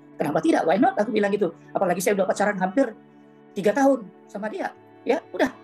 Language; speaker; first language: Indonesian; native; Indonesian